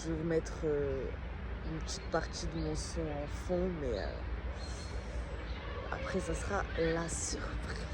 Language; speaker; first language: French; native; French